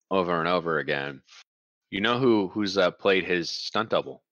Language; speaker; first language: English; native; English